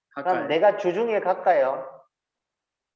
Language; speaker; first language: Korean; native; Korean